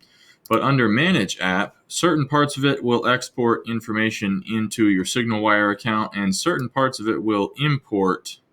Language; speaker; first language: English; native; English